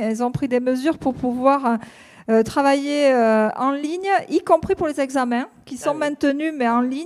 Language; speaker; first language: French; native; French